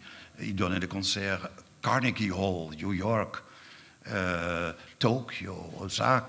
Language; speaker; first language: French; non-native, fluent; Dutch